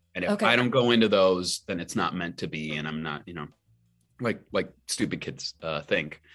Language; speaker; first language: English; early bilingual, other home language; Spanish